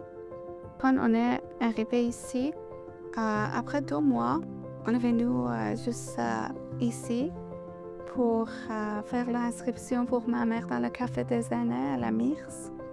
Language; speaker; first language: French; non-native, learner; Persian